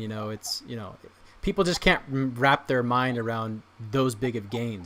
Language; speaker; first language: English; native; English